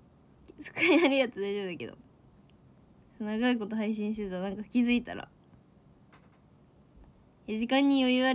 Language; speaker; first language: Japanese; native; Japanese